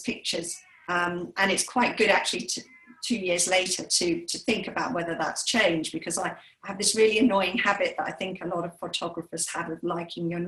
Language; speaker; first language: English; native; English